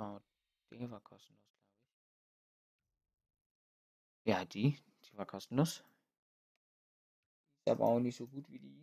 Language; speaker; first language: German; native; German